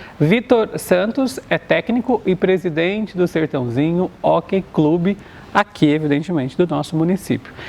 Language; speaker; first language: Portuguese; native; Portuguese